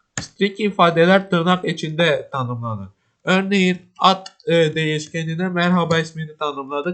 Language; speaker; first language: Turkish; native; Turkish